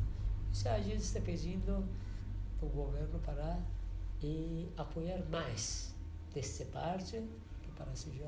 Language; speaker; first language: Portuguese; non-native, learner; Persian